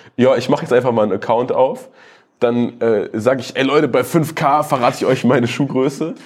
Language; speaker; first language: German; native; German